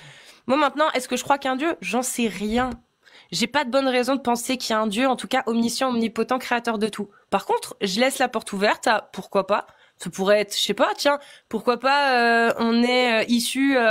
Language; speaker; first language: French; native; French